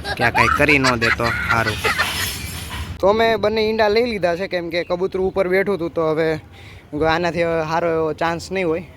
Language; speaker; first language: Gujarati; native; Gujarati